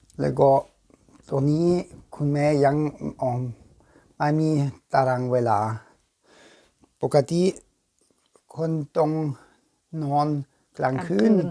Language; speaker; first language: Thai; non-native, learner; German